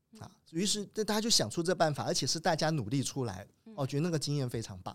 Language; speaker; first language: Chinese; native; Chinese